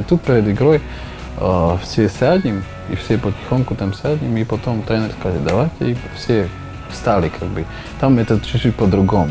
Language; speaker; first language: Russian; non-native, learner; Slovak